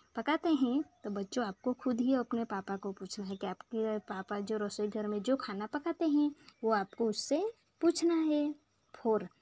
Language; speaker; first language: Hindi; non-native, local second language; Gujarati